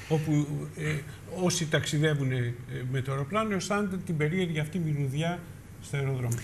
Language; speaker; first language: Greek; native; Greek